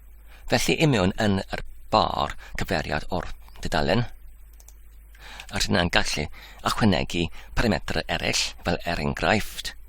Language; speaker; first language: Welsh; non-native, learner; English